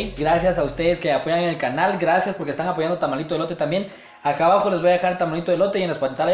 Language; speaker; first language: Spanish; native; Spanish